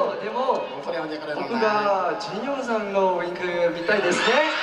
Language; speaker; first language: Japanese; non-native, learner; Korean